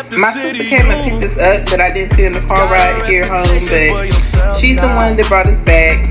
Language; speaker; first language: English; native; English